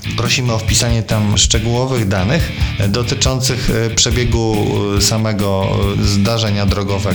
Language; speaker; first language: Polish; native; Polish